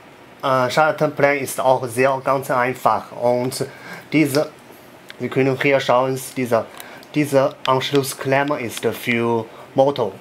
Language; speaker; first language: German; non-native, learner; Chinese